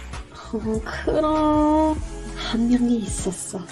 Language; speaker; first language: Korean; non-native, learner; English